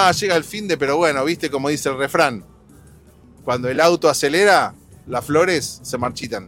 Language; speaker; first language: Spanish; native; Spanish